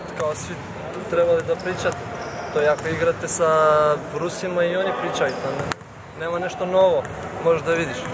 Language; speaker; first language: Serbian; early bilingual, heritage; Serbian